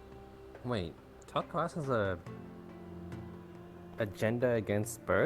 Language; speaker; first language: English; native; English